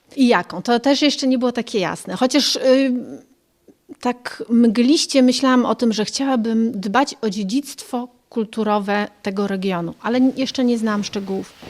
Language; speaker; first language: Polish; native; Polish